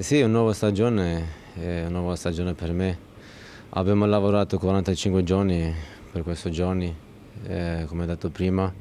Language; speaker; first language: Italian; non-native, learner; Turkish